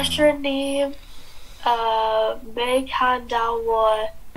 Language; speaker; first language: Chinese; non-native, learner; English